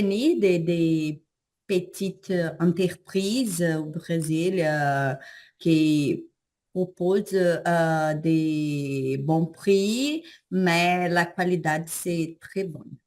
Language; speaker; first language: French; non-native, learner; Portuguese